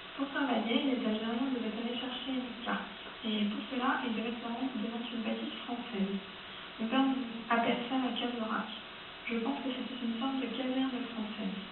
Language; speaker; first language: French; early bilingual, other home language; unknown